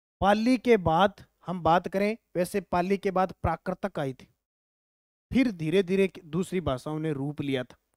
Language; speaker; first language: Hindi; native; Hindi